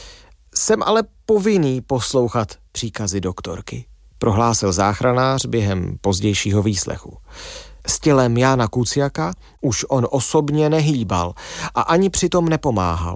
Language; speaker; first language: Czech; native; Czech